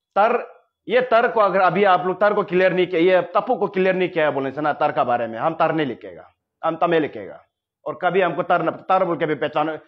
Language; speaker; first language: Hindi; non-native, local second language; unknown